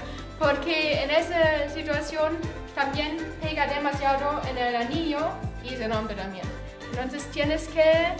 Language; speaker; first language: Spanish; non-native, fluent; German